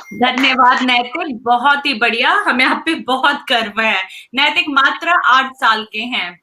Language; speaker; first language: Hindi; native; Hindi